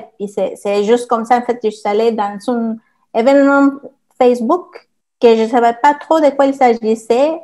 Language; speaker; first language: French; non-native, fluent; Spanish